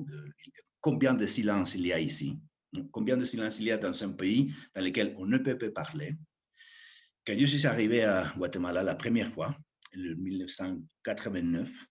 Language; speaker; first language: French; non-native, fluent; Spanish